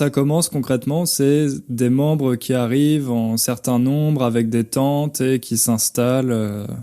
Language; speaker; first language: French; native; French